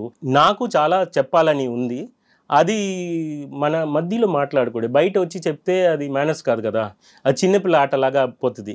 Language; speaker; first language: Telugu; non-native, fluent; Tamil